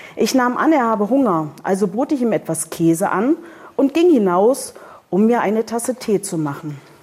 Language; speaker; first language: German; native; German